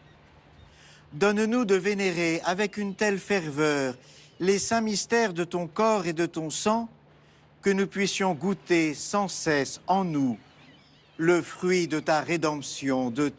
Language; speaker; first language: French; native; French